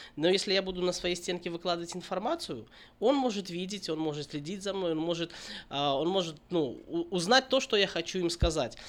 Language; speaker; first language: Russian; native; Russian